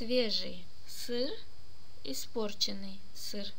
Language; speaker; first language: Russian; non-native, fluent; Turkish